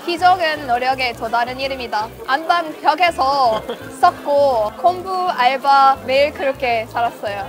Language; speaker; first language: Korean; non-native, fluent; English